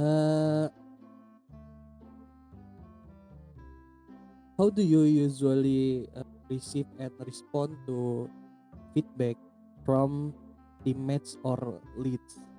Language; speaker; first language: English; non-native, learner; Indonesian